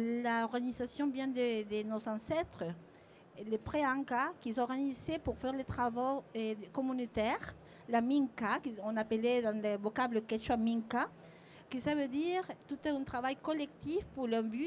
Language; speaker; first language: French; non-native, fluent; Spanish